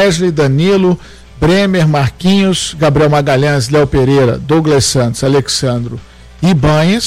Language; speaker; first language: Portuguese; native; Portuguese